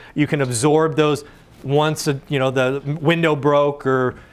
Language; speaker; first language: English; native; English